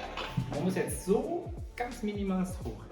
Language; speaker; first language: German; native; German